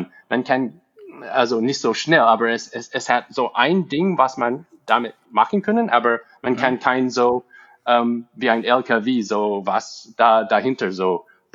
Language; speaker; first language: German; non-native, fluent; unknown